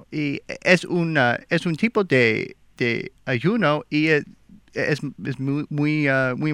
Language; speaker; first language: Spanish; non-native, learner; English